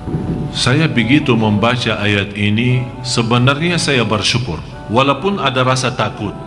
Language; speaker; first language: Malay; non-native, fluent; Arabic